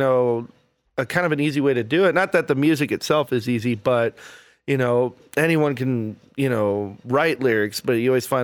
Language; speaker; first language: English; native; English